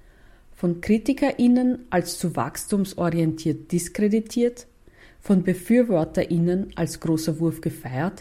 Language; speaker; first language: German; native; German